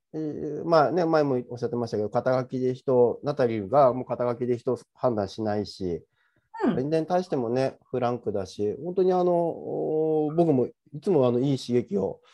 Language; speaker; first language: Japanese; native; Japanese